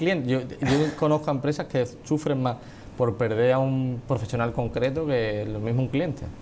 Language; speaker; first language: Spanish; native; Spanish